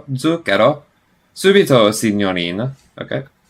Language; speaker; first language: Italian; non-native, learner; English